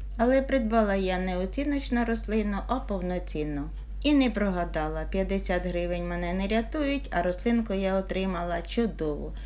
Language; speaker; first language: Ukrainian; native; Ukrainian